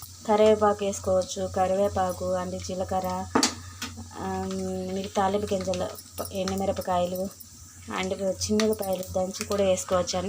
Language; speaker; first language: Telugu; native; Telugu